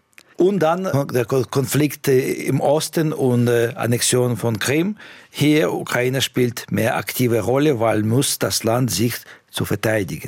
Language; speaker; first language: German; non-native, fluent; Russian